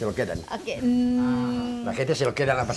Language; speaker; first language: Spanish; native; Spanish